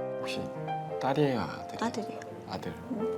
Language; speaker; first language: Korean; native; Korean